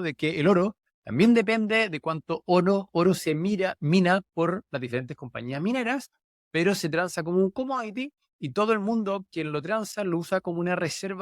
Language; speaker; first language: Spanish; native; Spanish